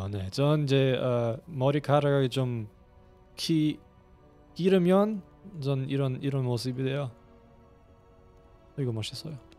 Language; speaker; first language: Korean; non-native, fluent; German